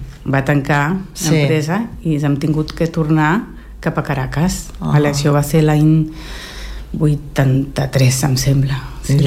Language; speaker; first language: Catalan; non-native, fluent; Spanish